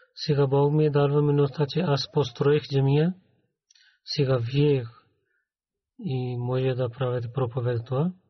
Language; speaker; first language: Bulgarian; non-native, learner; Urdu